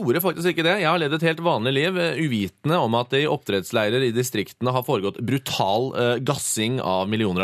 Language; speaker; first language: Norwegian; native; Norwegian